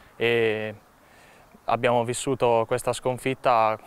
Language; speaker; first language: Italian; native; Italian